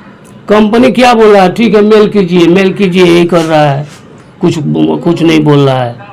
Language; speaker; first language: Hindi; non-native, local second language; Bangla